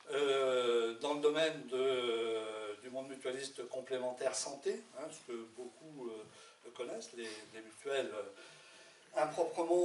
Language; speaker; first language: French; native; French